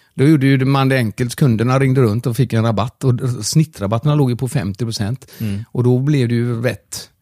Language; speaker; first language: Swedish; non-native, fluent; German